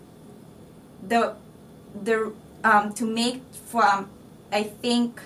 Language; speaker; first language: English; non-native, local second language; Filipino